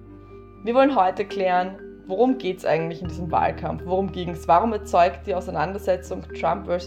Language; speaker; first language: German; native; German